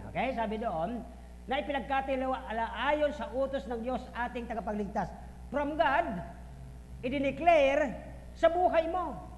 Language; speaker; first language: Filipino; non-native, local second language; Bikol